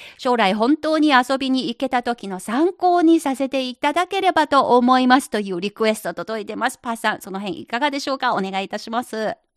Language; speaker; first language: Japanese; non-native, fluent; Chinese